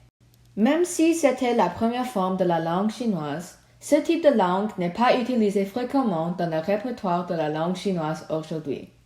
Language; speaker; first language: French; non-native, learner; Chinese